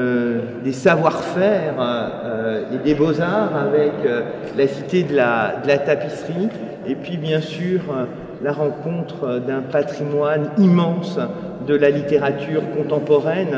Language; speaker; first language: French; native; French